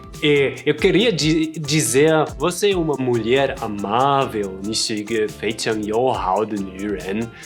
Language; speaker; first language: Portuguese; non-native, fluent; German